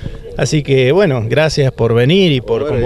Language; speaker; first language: Spanish; native; Spanish